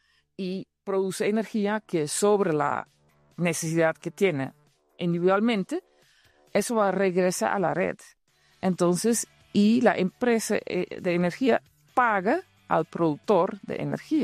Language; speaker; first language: Spanish; non-native, fluent; Dutch